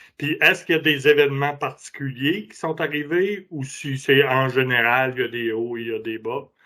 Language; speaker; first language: French; native; French